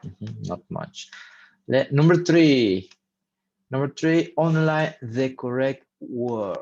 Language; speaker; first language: English; non-native, fluent; Spanish